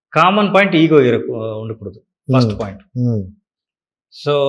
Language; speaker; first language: Telugu; non-native, learner; Kannada